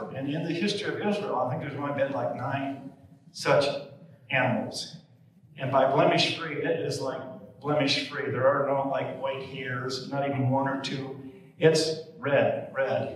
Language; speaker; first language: English; native; English